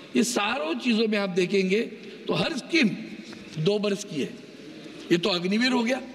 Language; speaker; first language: Hindi; non-native, local second language; Marathi